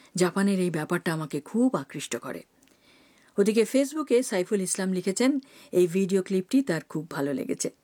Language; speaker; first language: Bangla; native; Bangla